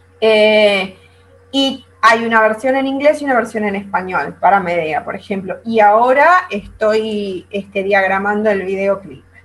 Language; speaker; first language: Spanish; native; Spanish